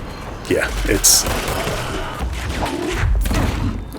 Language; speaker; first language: English; native; English